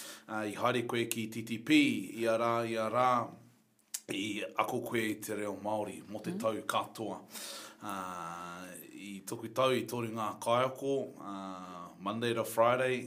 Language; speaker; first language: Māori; non-native, local second language; English